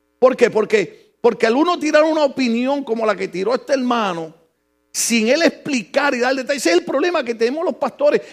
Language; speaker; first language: Spanish; native; Spanish